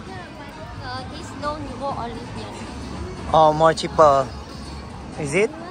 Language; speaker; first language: English; non-native, learner; Filipino